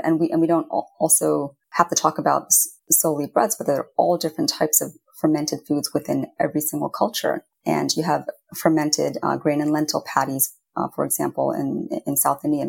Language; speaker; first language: English; native; English